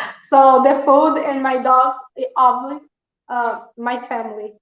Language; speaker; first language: English; non-native, learner; Portuguese